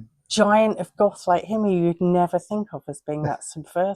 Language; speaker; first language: English; native; English